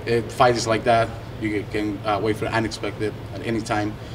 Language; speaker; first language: English; non-native, fluent; Spanish